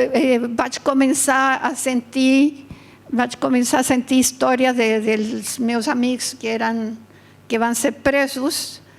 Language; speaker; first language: Catalan; early bilingual, heritage; Catalan